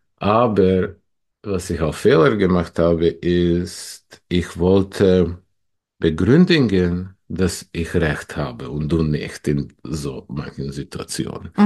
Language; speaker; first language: German; non-native, fluent; English